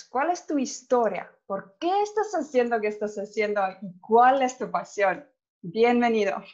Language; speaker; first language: Spanish; non-native, fluent; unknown